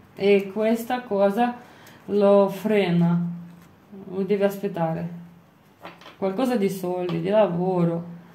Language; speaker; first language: Italian; non-native, fluent; Lithuanian